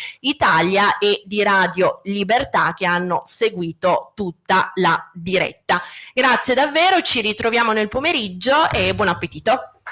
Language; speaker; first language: Italian; native; Italian